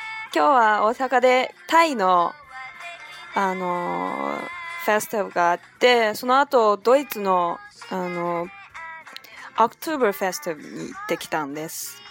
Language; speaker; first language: Japanese; non-native, fluent; Chinese